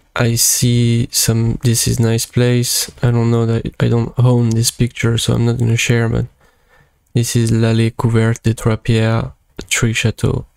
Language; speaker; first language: English; non-native, fluent; French